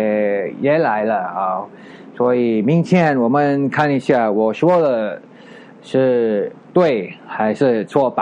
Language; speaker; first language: Chinese; non-native, learner; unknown